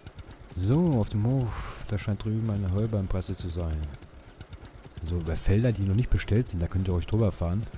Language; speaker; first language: German; native; German